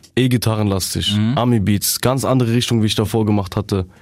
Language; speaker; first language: German; native; German